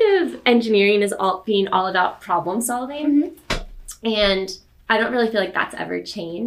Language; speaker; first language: English; native; English